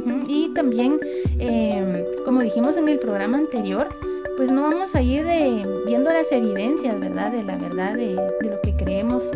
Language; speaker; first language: Spanish; native; Spanish